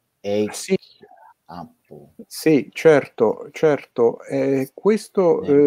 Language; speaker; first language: Italian; non-native, fluent; Portuguese